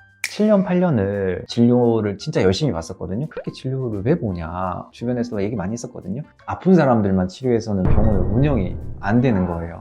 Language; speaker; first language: Korean; native; Korean